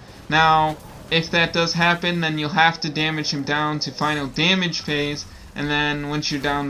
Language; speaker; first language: English; native; English